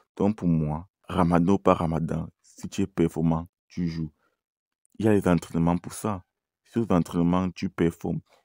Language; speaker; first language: French; native; French